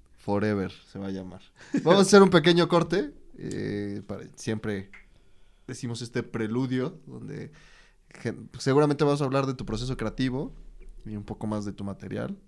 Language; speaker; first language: Spanish; native; Spanish